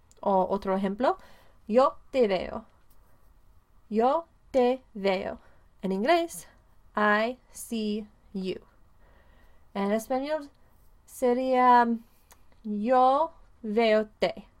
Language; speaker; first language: Spanish; non-native, fluent; English